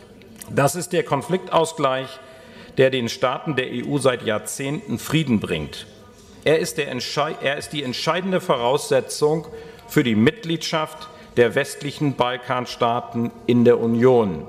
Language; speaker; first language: German; native; German